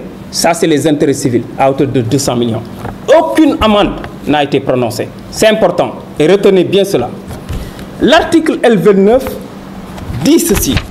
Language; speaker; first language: French; non-native, local second language; Wolof